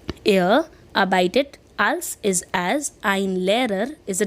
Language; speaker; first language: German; non-native, fluent; Hindi